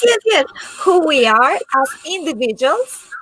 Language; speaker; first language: English; non-native, fluent; Spanish